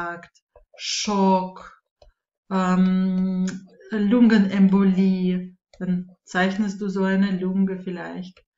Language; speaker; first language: German; non-native, fluent; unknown